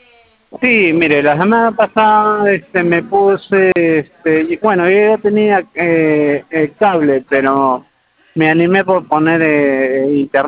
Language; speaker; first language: Spanish; native; Spanish